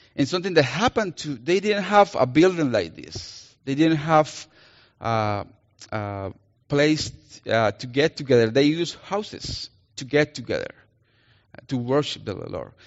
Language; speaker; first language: English; non-native, fluent; Spanish